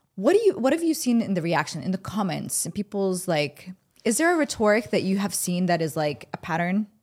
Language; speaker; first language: English; early bilingual, other home language; Arabic